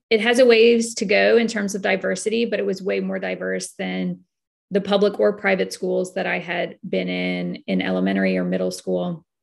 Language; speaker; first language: English; native; English